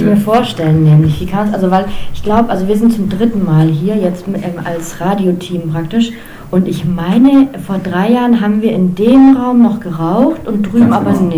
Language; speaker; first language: German; native; German